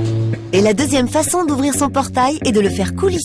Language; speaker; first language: French; native; French